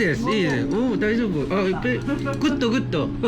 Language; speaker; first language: Japanese; non-native, learner; Korean